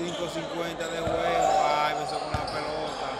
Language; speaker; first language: Spanish; native; Spanish